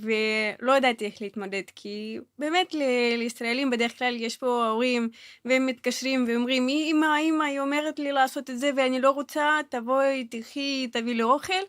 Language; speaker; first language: Hebrew; non-native, fluent; Russian